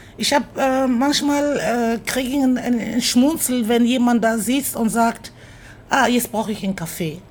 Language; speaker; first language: German; non-native, fluent; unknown